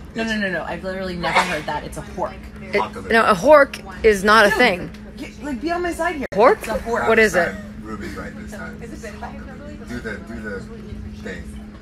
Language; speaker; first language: English; native; English